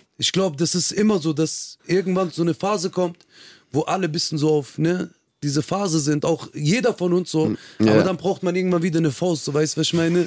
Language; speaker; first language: German; early bilingual, other home language; Kurdish